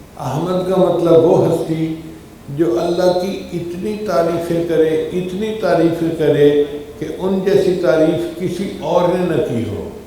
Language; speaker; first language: Urdu; non-native, local second language; Punjabi